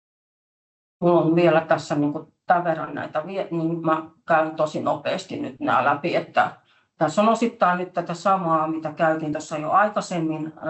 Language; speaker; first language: Finnish; native; Finnish